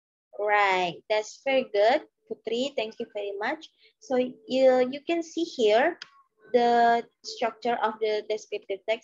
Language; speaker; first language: English; non-native, learner; Indonesian